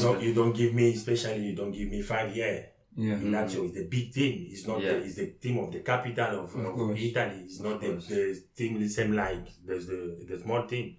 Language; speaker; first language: English; non-native, learner; French